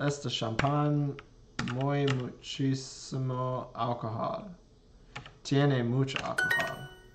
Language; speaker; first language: Spanish; non-native, learner; English